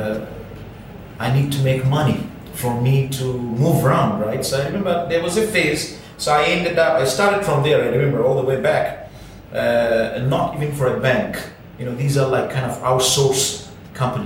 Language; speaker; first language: English; non-native, local second language; Bangla